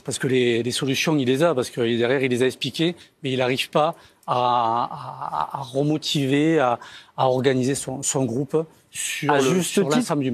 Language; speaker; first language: French; native; French